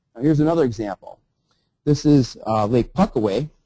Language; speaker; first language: English; native; English